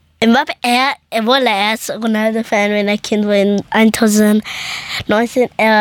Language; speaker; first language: German; early bilingual, other home language; Persian